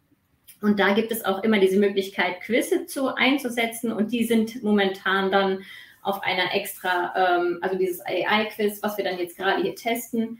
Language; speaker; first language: German; native; German